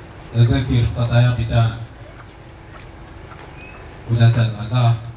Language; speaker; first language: Arabic; non-native, local second language; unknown